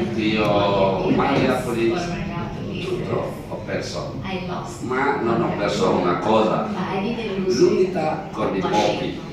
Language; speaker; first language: Italian; non-native, learner; Indonesian